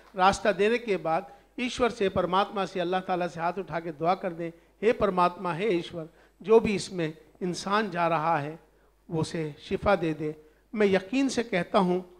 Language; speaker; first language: Hindi; native; Hindi